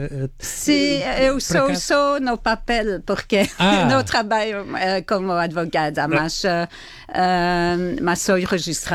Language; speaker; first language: Portuguese; non-native, fluent; French